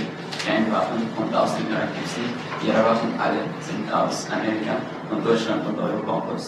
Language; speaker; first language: German; non-native, learner; Arabic